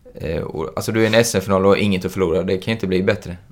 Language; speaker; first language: Swedish; native; Swedish